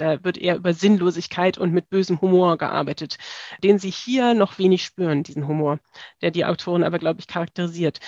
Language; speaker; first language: German; native; German